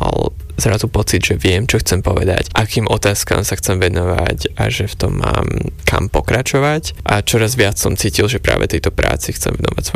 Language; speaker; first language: Slovak; native; Slovak